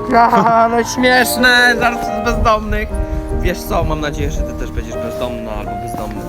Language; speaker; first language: Polish; native; Polish